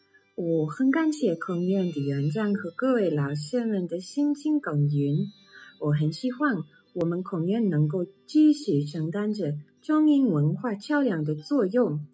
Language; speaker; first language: Chinese; non-native, fluent; English